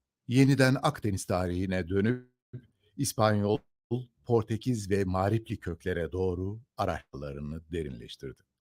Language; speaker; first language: Turkish; native; Turkish